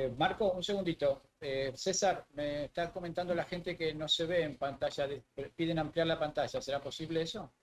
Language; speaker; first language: Spanish; native; Spanish